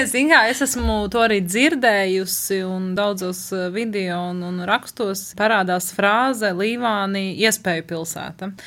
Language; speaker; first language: Latvian; native; Latvian